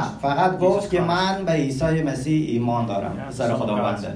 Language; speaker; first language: Persian; early bilingual, heritage; Persian